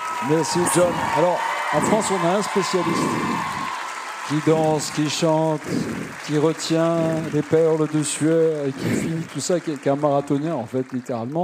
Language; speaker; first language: French; native; French